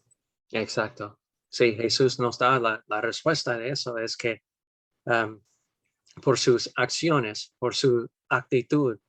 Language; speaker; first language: Spanish; non-native, fluent; English